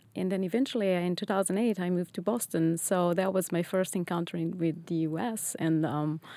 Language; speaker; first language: English; non-native, fluent; Portuguese